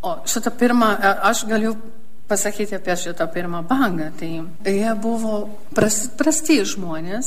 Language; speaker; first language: Lithuanian; early bilingual, heritage; Lithuanian